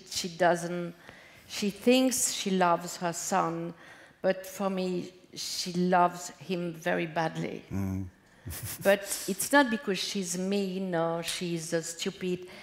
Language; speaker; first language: English; non-native, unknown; French